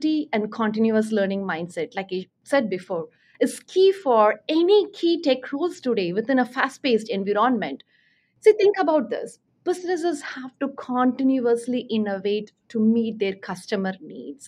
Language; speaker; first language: English; non-native, local second language; Tamil